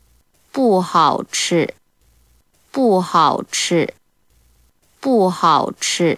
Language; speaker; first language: Chinese; non-native, learner; Korean